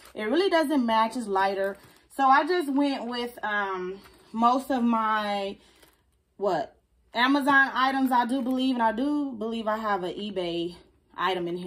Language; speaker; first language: English; native; English